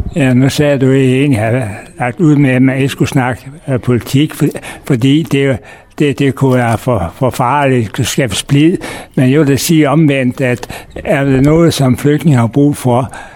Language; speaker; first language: Danish; native; Danish